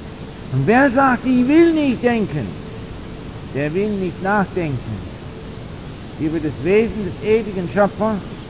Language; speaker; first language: German; non-native, fluent; English